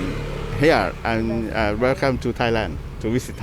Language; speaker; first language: English; non-native, learner; Thai